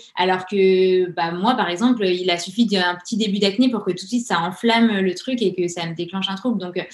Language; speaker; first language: French; native; French